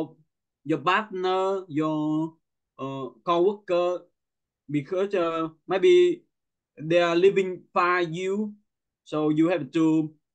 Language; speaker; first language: English; non-native, learner; Vietnamese